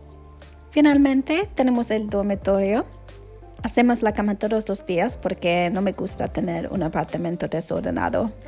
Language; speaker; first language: Spanish; non-native, learner; English